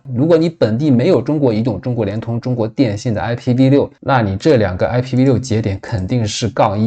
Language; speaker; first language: Chinese; native; Chinese